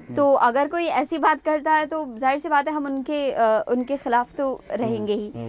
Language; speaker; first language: Hindi; native; Hindi